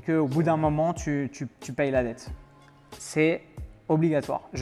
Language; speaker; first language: French; native; French